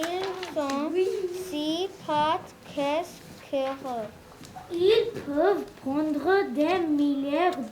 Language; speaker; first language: French; non-native, learner; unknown